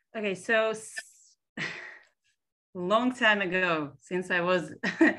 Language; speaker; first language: English; non-native, fluent; Hebrew